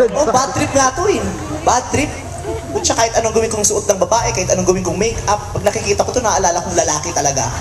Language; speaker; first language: Filipino; native; Filipino